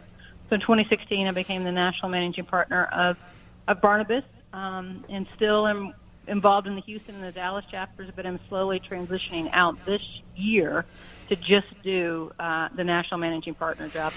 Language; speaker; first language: English; native; English